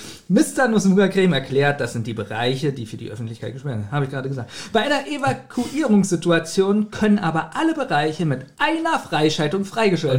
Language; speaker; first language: German; native; German